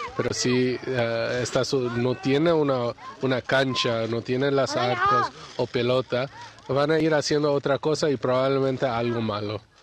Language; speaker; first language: Spanish; non-native, fluent; English